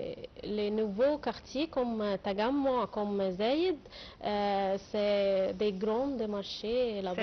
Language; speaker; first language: French; non-native, fluent; Arabic